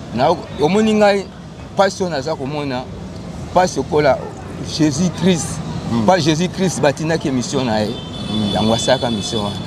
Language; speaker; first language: Lingala; native; Lingala